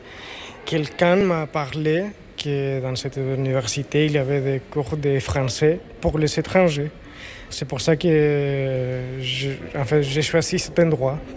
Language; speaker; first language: French; non-native, fluent; Spanish